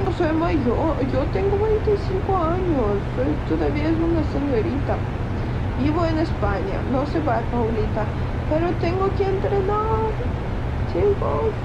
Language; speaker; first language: Spanish; non-native, fluent; Ukrainian